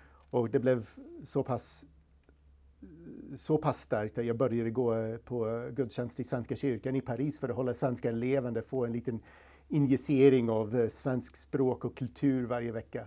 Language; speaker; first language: Swedish; non-native, fluent; English